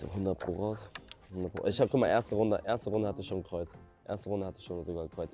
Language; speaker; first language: German; native; German